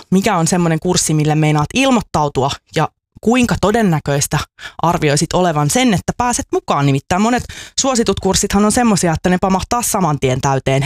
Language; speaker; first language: Finnish; native; Finnish